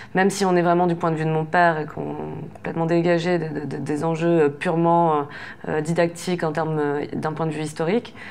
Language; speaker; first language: French; native; French